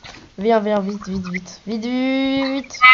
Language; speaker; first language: French; native; French